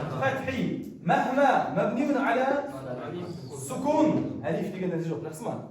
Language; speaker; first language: Arabic; non-native, fluent; Kazakh